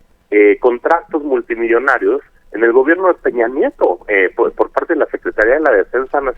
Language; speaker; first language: Spanish; native; Spanish